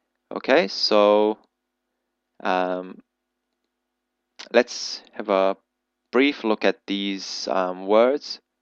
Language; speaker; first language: English; native; English